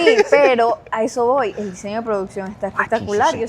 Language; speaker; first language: Spanish; native; Spanish